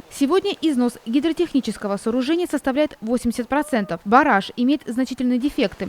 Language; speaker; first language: Russian; native; Russian